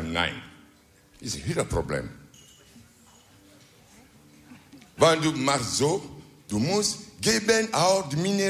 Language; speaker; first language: Dutch; non-native, learner; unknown